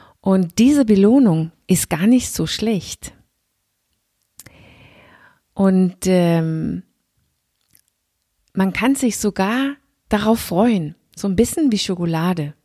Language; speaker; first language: German; non-native, fluent; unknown